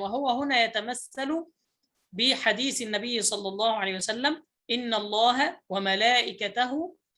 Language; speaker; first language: Arabic; native; Arabic